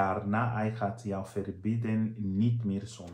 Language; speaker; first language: Dutch; non-native, fluent; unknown